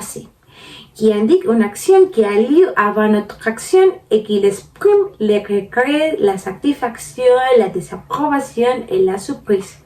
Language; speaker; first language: French; non-native, learner; Spanish